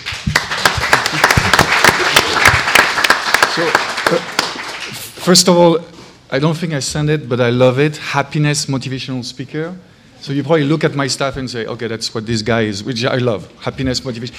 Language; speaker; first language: English; non-native, fluent; French